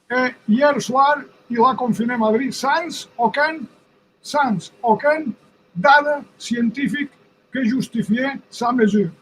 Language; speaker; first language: French; non-native, fluent; Spanish